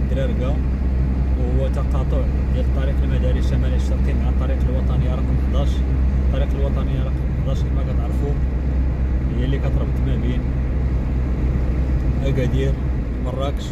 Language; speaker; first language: Arabic; native; Arabic